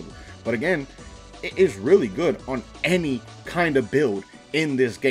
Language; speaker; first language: English; native; English